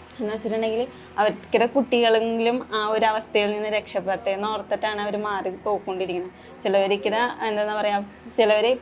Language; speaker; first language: Malayalam; native; Malayalam